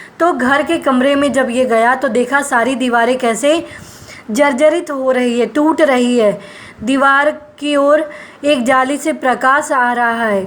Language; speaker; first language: Hindi; non-native, local second language; Gujarati